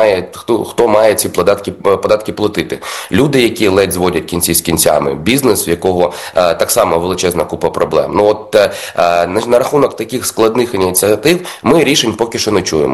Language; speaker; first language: Ukrainian; native; Ukrainian